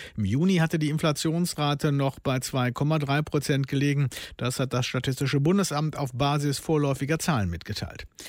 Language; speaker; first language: German; native; German